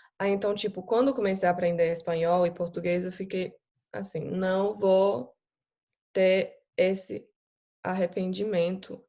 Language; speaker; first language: Portuguese; non-native, fluent; German